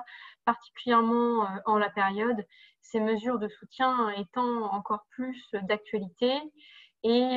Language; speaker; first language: French; native; French